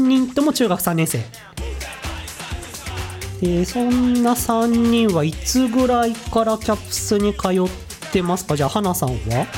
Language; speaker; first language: Japanese; native; Japanese